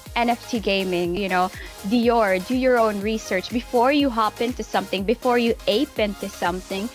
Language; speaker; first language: English; non-native, local second language; Filipino